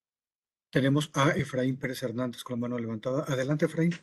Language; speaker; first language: Spanish; native; Spanish